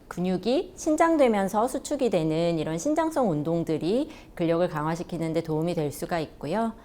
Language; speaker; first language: Korean; native; Korean